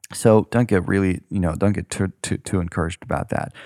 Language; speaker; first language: English; non-native, fluent; Ukrainian